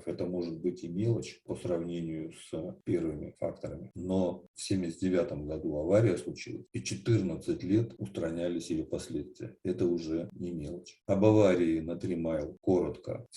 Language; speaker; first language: Russian; native; Russian